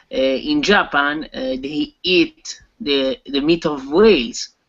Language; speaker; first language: English; non-native, learner; Italian